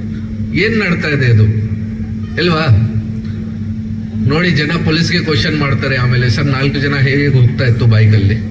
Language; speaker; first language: Kannada; non-native, local second language; Hindi